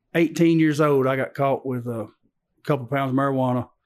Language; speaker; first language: English; native; English